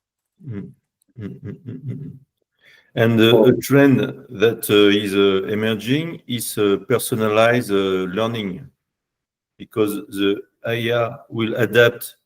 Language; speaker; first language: English; non-native, learner; French